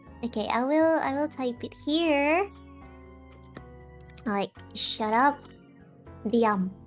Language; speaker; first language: English; non-native, fluent; Indonesian